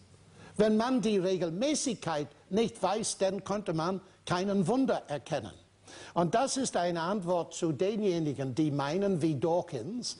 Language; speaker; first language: German; non-native, fluent; English